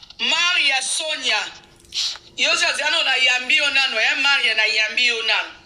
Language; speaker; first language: Lingala; native; Lingala